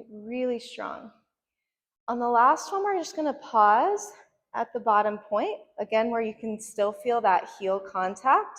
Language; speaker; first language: English; native; English